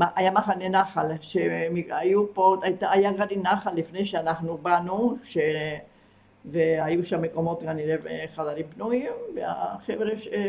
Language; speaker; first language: Hebrew; non-native, fluent; Spanish